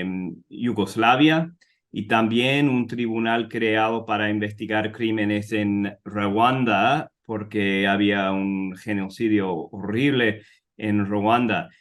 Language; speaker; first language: Spanish; non-native, fluent; English